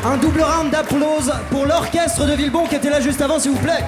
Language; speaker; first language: French; native; French